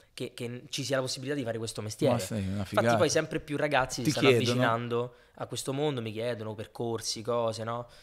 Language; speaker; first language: Italian; native; Italian